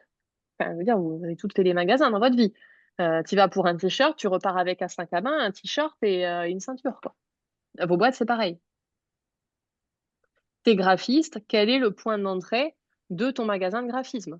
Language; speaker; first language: French; native; French